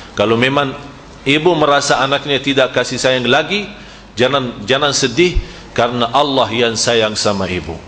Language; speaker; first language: Malay; non-native, fluent; Arabic